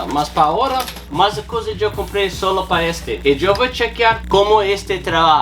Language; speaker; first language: Spanish; non-native, learner; English